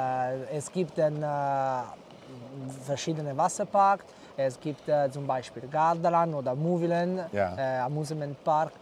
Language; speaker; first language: German; non-native, learner; Italian